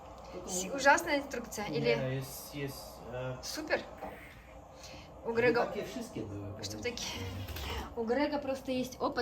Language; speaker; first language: Russian; native; Russian